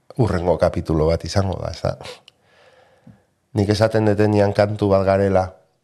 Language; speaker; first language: Basque; non-native, local second language; Spanish